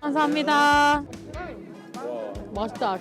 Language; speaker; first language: Korean; non-native, learner; English